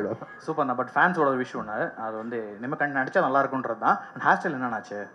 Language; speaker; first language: Tamil; native; Tamil